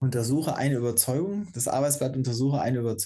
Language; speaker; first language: German; native; German